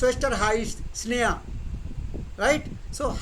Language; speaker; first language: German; non-native, fluent; Hindi